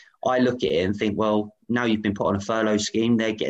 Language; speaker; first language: English; native; English